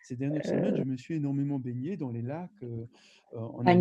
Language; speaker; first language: French; native; French